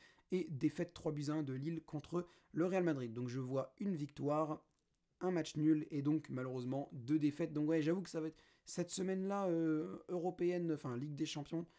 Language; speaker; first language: French; native; French